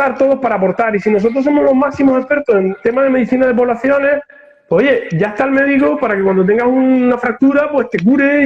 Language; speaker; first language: Spanish; native; Spanish